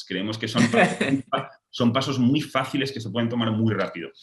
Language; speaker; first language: Spanish; native; Spanish